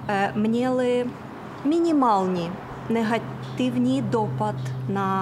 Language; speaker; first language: Czech; non-native, fluent; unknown